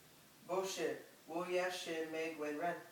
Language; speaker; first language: Chinese; non-native, learner; English